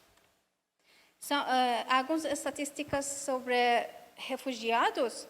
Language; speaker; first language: Portuguese; non-native, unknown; Persian